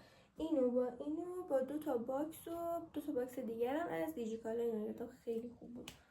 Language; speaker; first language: Persian; native; Persian